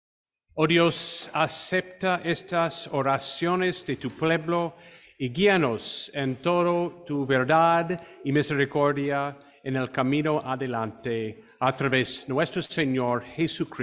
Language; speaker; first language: Spanish; non-native, fluent; English